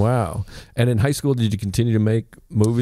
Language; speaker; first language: English; native; English